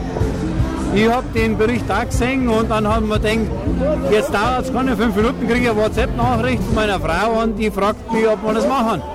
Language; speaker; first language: German; native; German